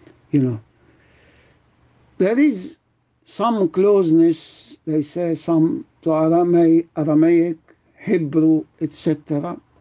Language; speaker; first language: English; non-native, fluent; Arabic